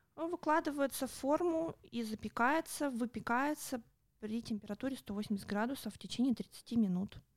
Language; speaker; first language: Russian; native; Russian